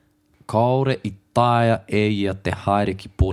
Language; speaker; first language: Māori; non-native, local second language; English